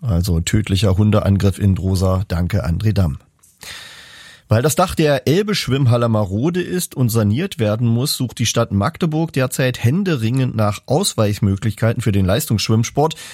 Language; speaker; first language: German; native; German